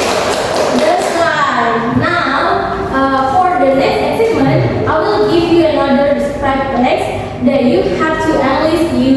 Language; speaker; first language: English; non-native, learner; Indonesian